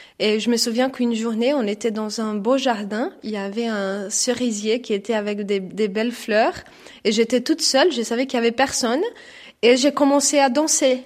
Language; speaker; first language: French; non-native, fluent; Portuguese